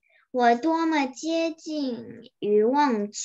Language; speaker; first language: Chinese; early bilingual, heritage; Chinese